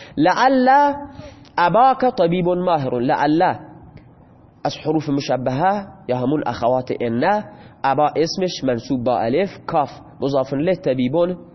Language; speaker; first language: Persian; non-native, local second language; Baluchi